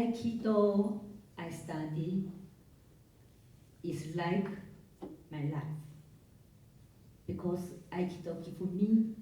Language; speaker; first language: English; non-native, learner; Chinese